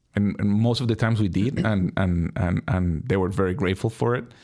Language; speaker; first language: English; non-native, fluent; Spanish